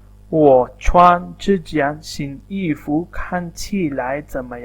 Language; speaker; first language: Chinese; non-native, fluent; Urdu